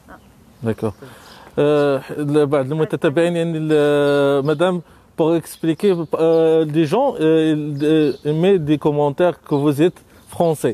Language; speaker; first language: French; non-native, local second language; Arabic